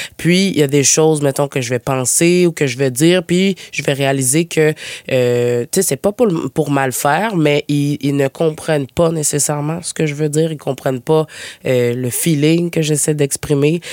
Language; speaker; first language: French; native; French